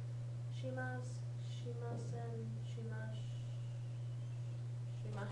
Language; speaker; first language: Japanese; non-native, learner; English